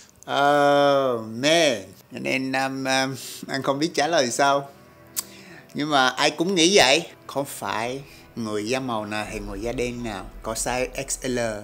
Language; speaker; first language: Vietnamese; non-native, fluent; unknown